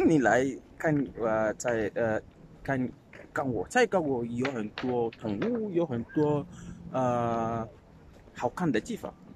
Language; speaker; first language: Chinese; non-native, learner; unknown